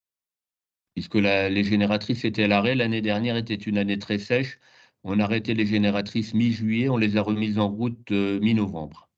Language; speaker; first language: French; native; French